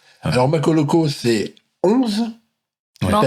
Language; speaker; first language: French; native; French